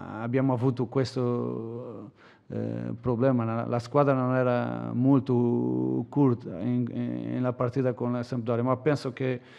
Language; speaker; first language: Italian; non-native, learner; Portuguese